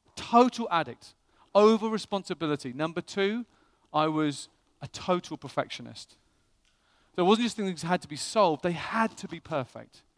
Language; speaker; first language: English; native; English